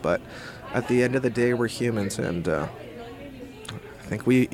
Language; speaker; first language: English; native; English